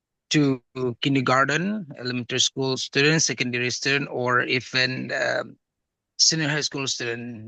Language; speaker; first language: English; non-native, fluent; Indonesian